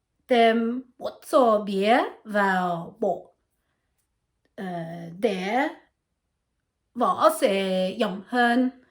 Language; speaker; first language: Vietnamese; non-native, learner; French